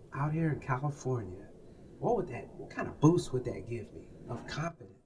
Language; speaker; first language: English; native; English